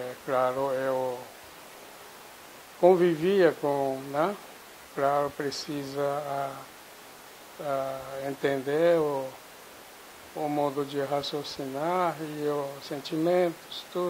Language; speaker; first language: Portuguese; non-native, fluent; Japanese